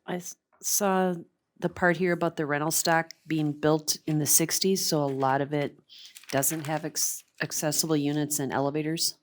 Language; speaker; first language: English; native; English